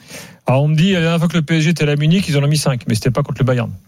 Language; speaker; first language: French; native; French